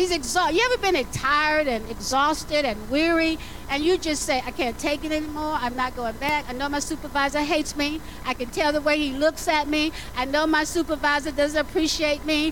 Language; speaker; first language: English; native; English